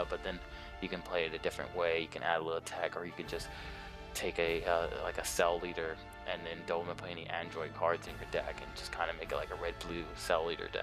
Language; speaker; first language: English; native; English